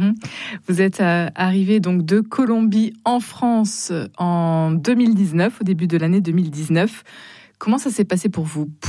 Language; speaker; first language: French; native; French